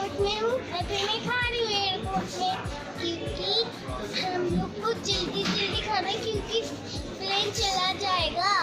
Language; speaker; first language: Hindi; native; Hindi